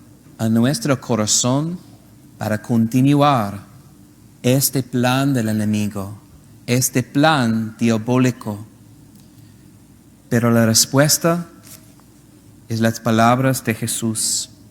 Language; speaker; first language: Spanish; non-native, learner; English